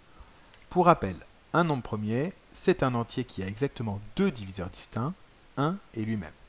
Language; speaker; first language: French; native; French